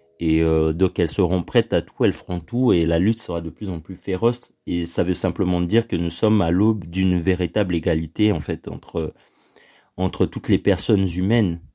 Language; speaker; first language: French; early bilingual, other home language; Lingala